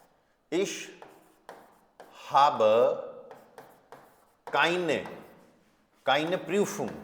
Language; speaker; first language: German; non-native, fluent; Hindi